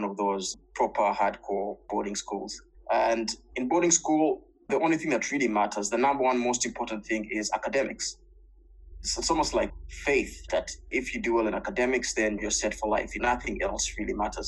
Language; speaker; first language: English; non-native, local second language; Ganda